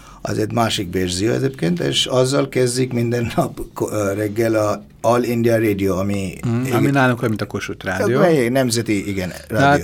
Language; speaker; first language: Hungarian; non-native, fluent; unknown